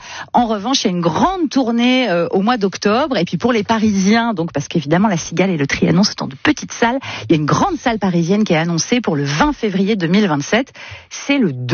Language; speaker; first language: French; native; French